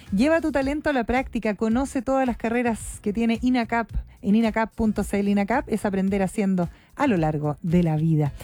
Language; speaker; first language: Spanish; native; Spanish